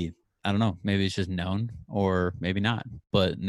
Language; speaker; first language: English; native; English